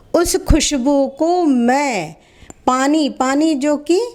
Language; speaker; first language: Hindi; non-native, local second language; Telugu